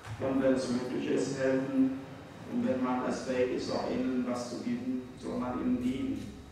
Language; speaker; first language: German; non-native, fluent; Arabic